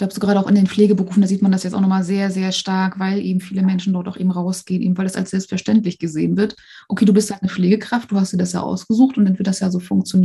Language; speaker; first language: German; native; German